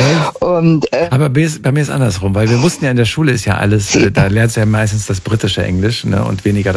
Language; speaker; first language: German; native; German